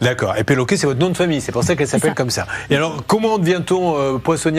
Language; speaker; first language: French; native; French